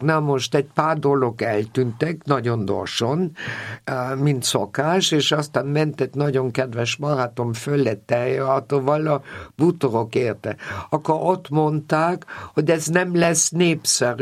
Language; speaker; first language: Hungarian; non-native, fluent; German